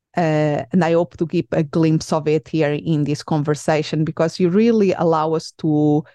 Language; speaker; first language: English; non-native, fluent; Portuguese